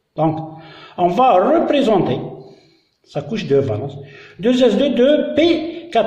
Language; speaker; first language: French; non-native, local second language; Arabic